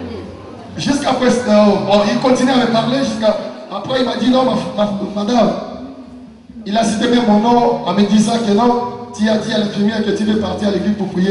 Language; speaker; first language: French; non-native, local second language; Lingala